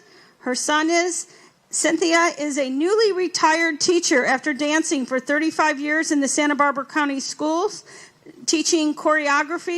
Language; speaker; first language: English; native; English